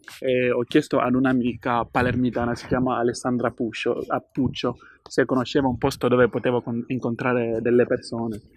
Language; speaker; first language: Italian; non-native, fluent; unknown